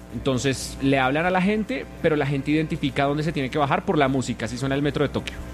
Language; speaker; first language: Spanish; native; Spanish